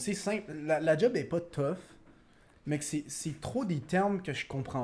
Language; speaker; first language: French; native; French